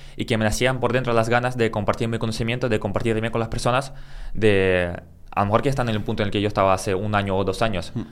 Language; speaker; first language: Spanish; early bilingual, other home language; Russian